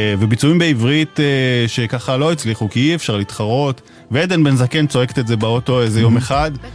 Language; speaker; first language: Hebrew; native; Hebrew